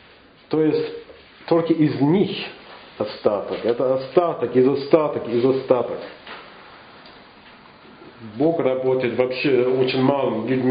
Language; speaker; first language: Russian; non-native, learner; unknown